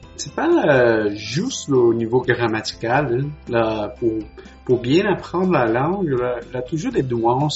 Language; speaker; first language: French; non-native, learner; Portuguese